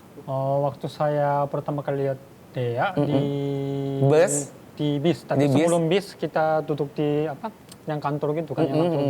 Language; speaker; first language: Indonesian; non-native, fluent; Korean